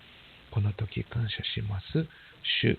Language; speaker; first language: Japanese; non-native, fluent; Portuguese